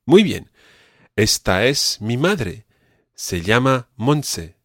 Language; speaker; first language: Spanish; non-native, fluent; English